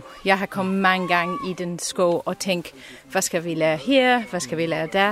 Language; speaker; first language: Danish; non-native, learner; English